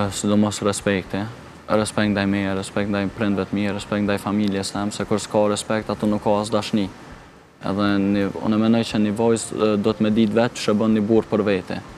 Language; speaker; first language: Albanian; early bilingual, heritage; Albanian